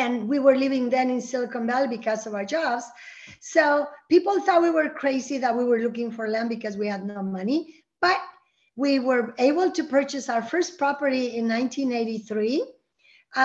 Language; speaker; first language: English; early bilingual, other home language; Spanish